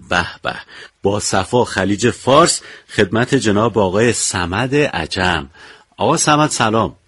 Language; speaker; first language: Persian; native; Persian